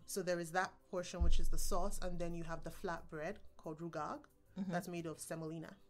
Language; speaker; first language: English; non-native, local second language; Igbo